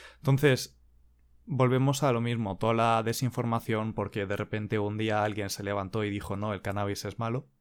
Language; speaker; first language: Spanish; native; Spanish